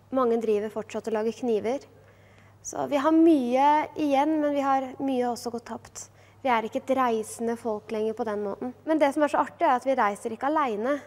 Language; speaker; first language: Norwegian; native; Norwegian